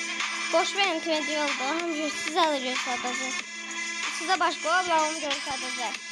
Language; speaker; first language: Turkish; non-native, learner; Azerbaijani